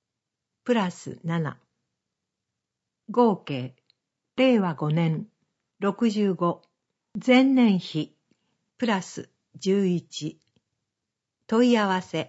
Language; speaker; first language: Japanese; native; Japanese